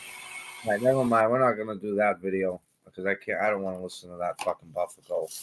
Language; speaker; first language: English; native; English